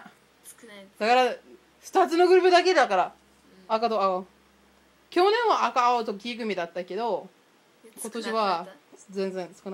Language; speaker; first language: Japanese; non-native, learner; English